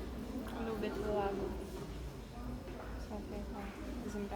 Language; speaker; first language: Russian; native; Russian